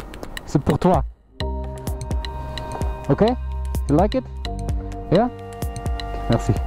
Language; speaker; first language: French; non-native, learner; German